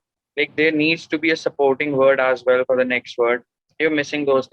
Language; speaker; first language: English; non-native, local second language; Hindi